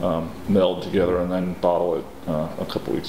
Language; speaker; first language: English; native; English